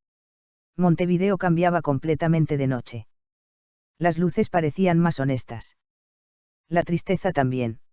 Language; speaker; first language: Spanish; native; Spanish